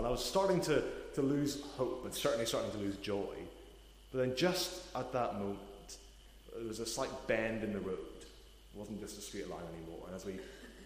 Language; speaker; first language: English; native; English